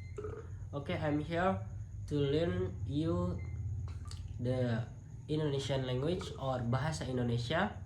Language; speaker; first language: English; non-native, local second language; Indonesian